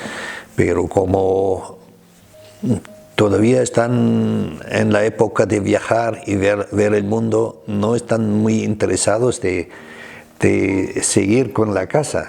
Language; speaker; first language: Spanish; non-native, fluent; German